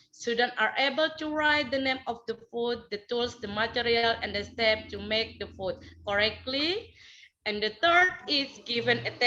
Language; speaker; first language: English; non-native, learner; Indonesian